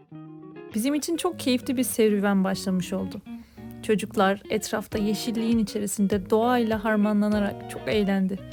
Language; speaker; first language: Turkish; native; Turkish